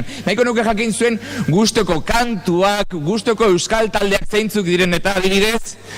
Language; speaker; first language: Basque; native; Basque